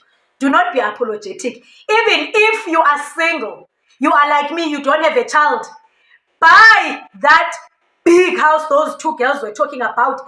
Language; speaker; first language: English; non-native, local second language; Xhosa